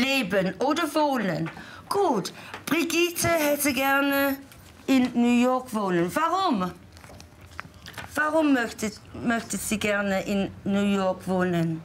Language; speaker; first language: German; non-native, fluent; English